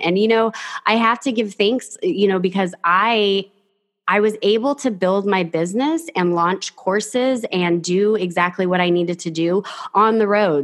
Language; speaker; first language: English; native; English